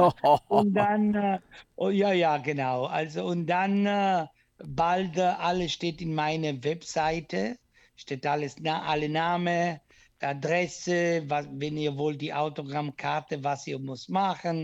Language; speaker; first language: German; non-native, learner; Italian